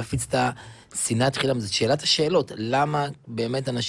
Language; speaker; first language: Hebrew; native; Hebrew